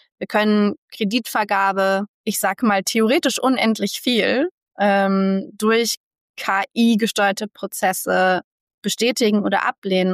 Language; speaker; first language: German; native; German